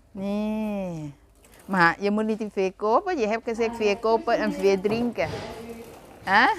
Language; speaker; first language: Dutch; non-native, learner; Thai